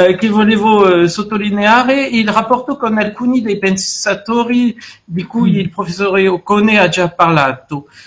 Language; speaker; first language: Italian; non-native, fluent; French